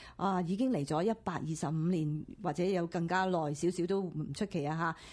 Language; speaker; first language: Cantonese; native; Cantonese